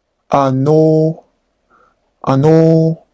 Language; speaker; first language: Japanese; non-native, learner; Filipino